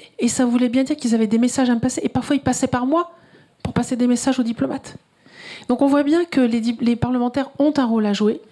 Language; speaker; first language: French; native; French